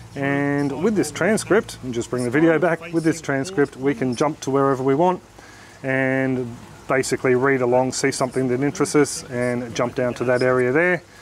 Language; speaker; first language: English; native; English